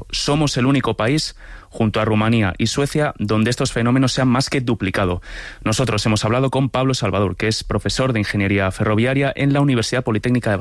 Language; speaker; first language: Spanish; native; Spanish